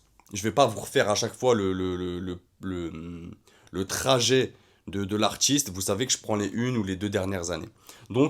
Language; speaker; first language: French; native; French